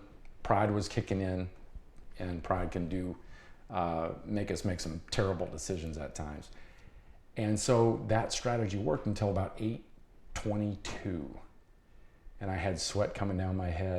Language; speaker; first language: English; native; English